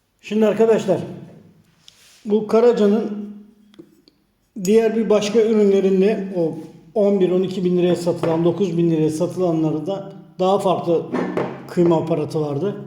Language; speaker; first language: Turkish; native; Turkish